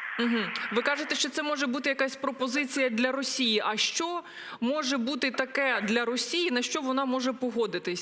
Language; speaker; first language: Ukrainian; native; Ukrainian